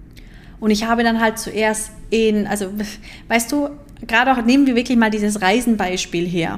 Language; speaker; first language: German; native; German